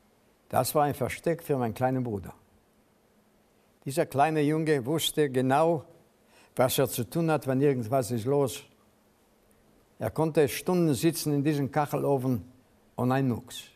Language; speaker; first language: German; non-native, fluent; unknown